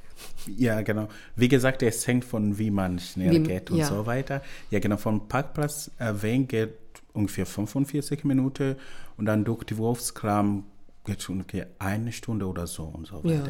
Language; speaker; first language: German; non-native, learner; Swahili